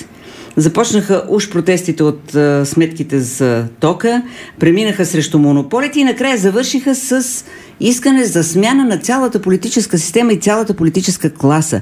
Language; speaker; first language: Bulgarian; native; Bulgarian